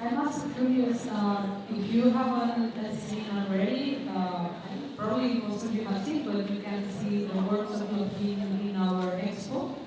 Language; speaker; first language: English; non-native, fluent; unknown